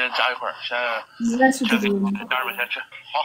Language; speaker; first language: Chinese; native; Chinese